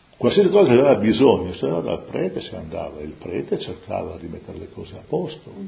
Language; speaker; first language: Italian; non-native, local second language; Friulian